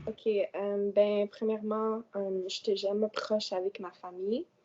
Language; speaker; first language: French; non-native, local second language; English